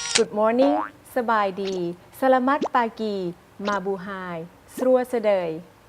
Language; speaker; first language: Thai; native; Thai